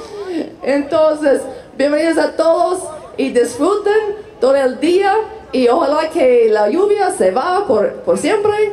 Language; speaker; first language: Spanish; non-native, fluent; English